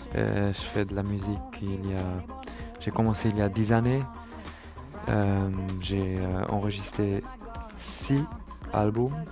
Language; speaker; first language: French; non-native, learner; German